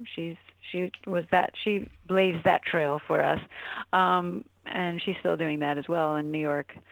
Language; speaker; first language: English; native; English